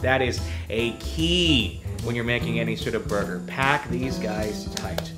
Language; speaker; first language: English; native; English